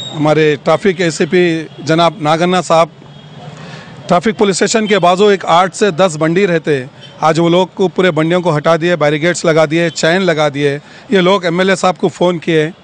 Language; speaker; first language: Urdu; native; Urdu